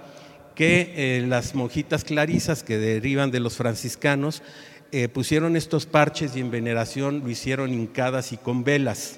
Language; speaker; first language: Spanish; native; Spanish